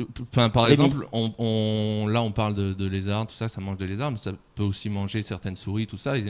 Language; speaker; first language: French; native; French